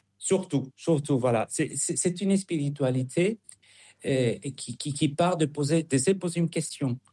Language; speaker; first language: French; non-native, fluent; Spanish